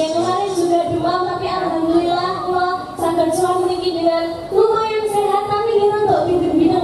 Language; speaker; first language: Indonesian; non-native, local second language; Javanese